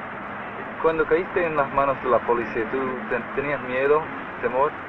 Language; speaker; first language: Spanish; non-native, fluent; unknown